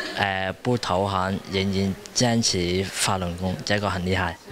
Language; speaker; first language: Chinese; non-native, local second language; Cantonese